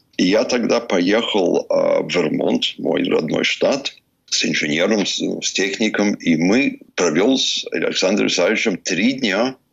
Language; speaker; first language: Russian; non-native, fluent; English